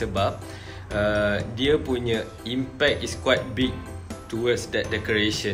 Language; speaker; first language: English; non-native, local second language; Malay